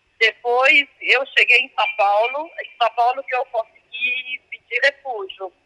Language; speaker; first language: Portuguese; non-native, fluent; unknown